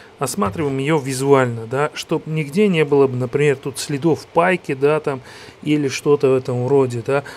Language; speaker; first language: Russian; non-native, fluent; Georgian